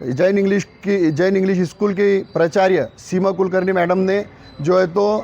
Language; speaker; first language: Hindi; non-native, local second language; Urdu